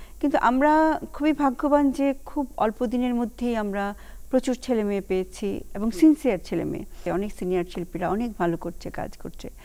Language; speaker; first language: Bangla; native; Bangla